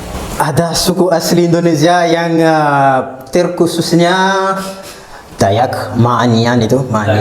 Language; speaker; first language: Indonesian; non-native, fluent; Malagasy